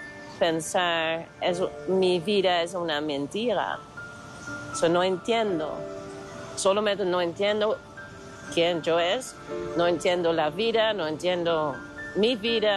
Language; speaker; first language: Spanish; non-native, learner; Dutch